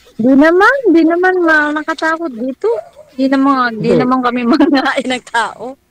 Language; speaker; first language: Filipino; non-native, local second language; Hiligaynon